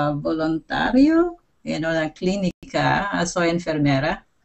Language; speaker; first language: Spanish; non-native, learner; English